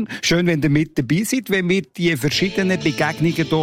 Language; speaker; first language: German; native; German